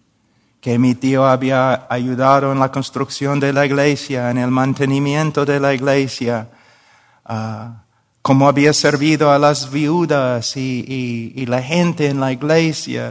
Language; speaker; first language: Spanish; non-native, fluent; English